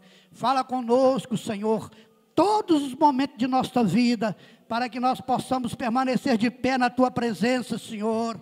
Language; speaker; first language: Portuguese; native; Portuguese